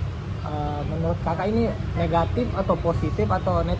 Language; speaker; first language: Indonesian; native; Indonesian